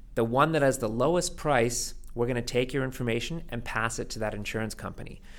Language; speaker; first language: English; native; English